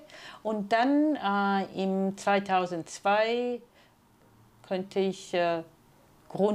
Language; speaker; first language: German; non-native, fluent; Georgian